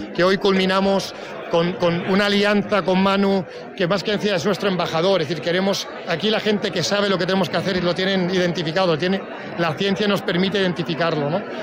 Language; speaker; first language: Spanish; non-native, local second language; Catalan